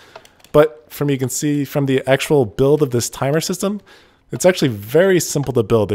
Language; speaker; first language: English; native; English